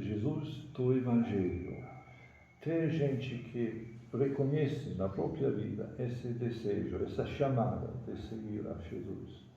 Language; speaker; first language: Portuguese; non-native, fluent; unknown